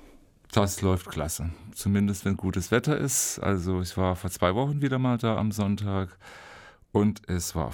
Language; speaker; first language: German; native; German